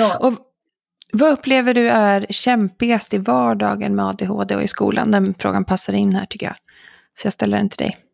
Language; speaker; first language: Swedish; native; Swedish